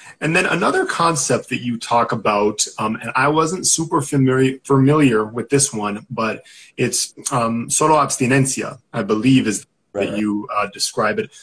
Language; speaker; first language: English; native; English